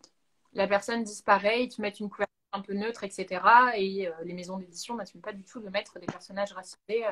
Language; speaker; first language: French; native; French